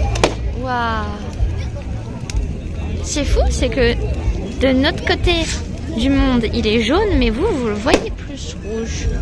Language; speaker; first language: French; native; French